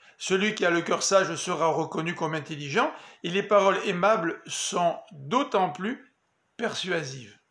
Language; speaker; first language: French; native; French